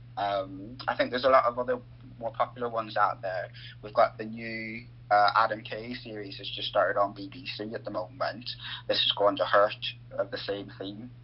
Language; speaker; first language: English; native; English